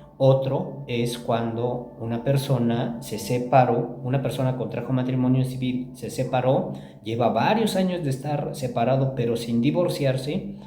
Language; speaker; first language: Spanish; native; Spanish